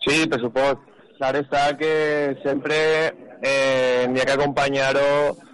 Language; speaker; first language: Spanish; non-native, local second language; Catalan